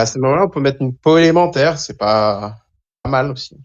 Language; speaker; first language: French; native; French